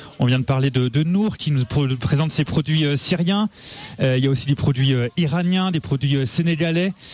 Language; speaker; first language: French; native; French